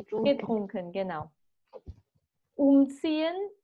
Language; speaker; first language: German; non-native, fluent; Spanish